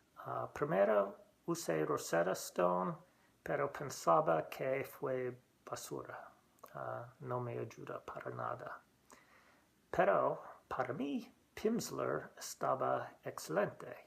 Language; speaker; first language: Spanish; non-native, learner; English